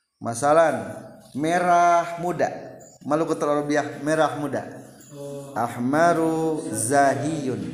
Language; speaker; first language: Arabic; non-native, fluent; Indonesian